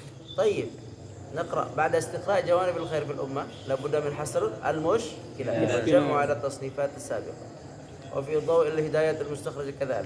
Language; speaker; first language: Arabic; non-native, fluent; Indonesian